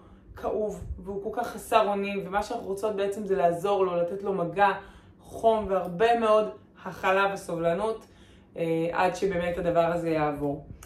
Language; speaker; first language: Hebrew; native; Hebrew